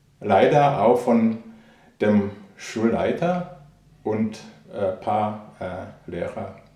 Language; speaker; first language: German; non-native, fluent; Rundi